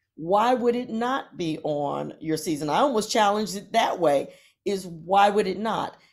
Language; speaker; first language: English; native; English